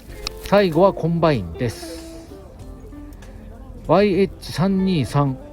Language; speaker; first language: Japanese; native; Japanese